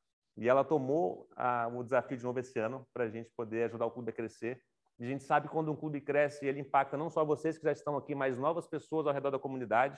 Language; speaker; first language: Portuguese; native; Portuguese